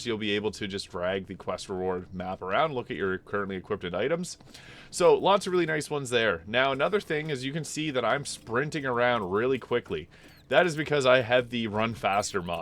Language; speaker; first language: English; native; English